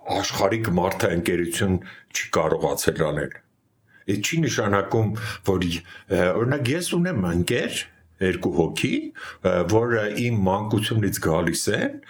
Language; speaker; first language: Armenian; native; Armenian